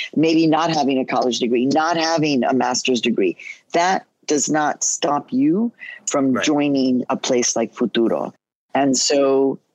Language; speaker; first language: English; early bilingual, other home language; Spanish